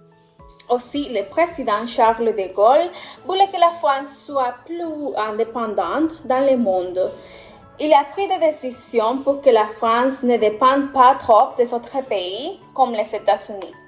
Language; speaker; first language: French; non-native, learner; Spanish